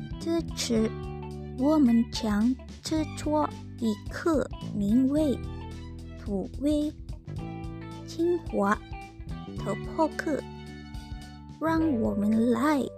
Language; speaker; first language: Chinese; non-native, learner; Indonesian